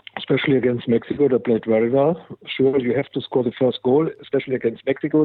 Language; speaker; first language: English; non-native, fluent; German